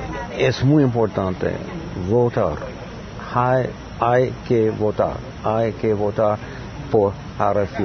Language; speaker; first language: Spanish; non-native, learner; English